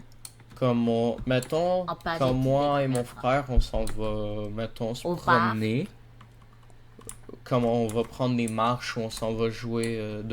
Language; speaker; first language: French; native; French